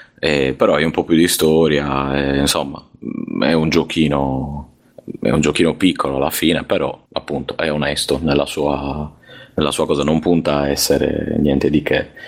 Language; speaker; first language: Italian; native; Italian